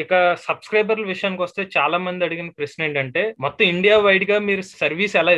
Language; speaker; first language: Telugu; native; Telugu